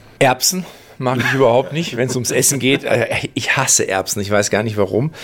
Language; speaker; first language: German; native; German